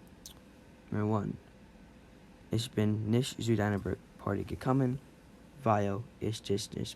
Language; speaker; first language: German; non-native, learner; English